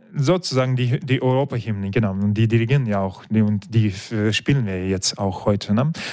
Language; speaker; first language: German; non-native, fluent; Russian